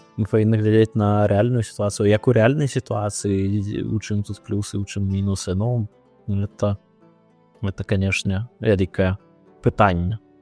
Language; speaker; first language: Belarusian; non-native, local second language; Russian